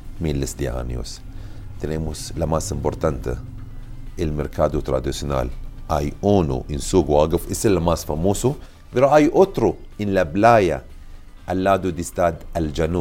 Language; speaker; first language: Spanish; non-native, learner; Arabic